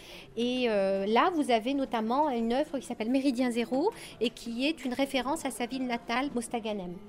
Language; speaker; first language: French; native; French